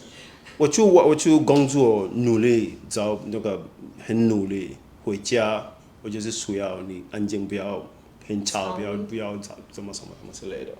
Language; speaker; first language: Chinese; non-native, fluent; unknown